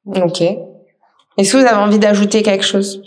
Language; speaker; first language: French; native; French